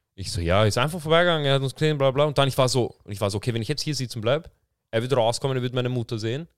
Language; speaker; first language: German; native; German